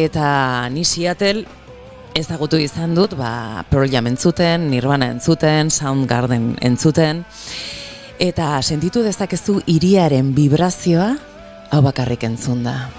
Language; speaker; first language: Basque; native; Basque